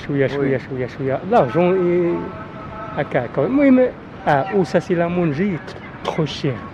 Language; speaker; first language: French; non-native, learner; Arabic